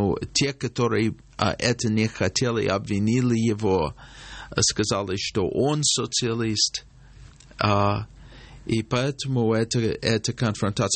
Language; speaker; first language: Russian; non-native, fluent; English